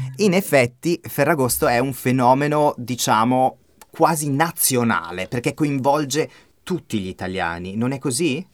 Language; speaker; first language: Italian; native; Italian